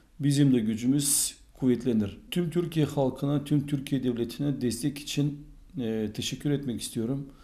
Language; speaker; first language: Turkish; non-native, fluent; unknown